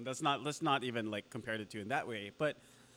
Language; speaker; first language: English; non-native, local second language; Filipino